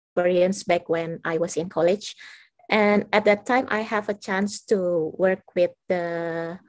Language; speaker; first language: English; non-native, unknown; Indonesian